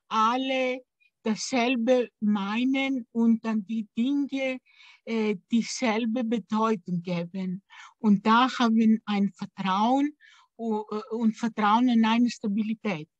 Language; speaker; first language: German; non-native, fluent; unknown